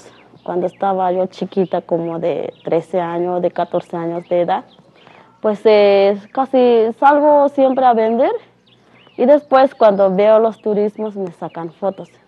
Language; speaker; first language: Spanish; non-native, local second language; Tzotzil